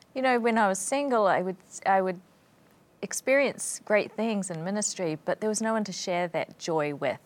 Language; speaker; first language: English; native; English